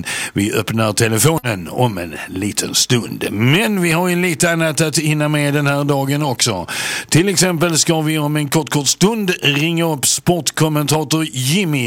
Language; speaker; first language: Swedish; native; Swedish